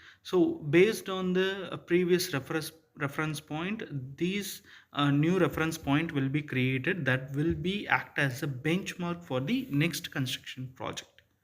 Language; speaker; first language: English; non-native, local second language; Tamil